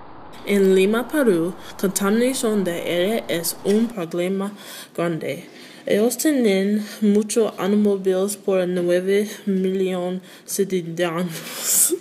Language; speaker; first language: Spanish; non-native, learner; English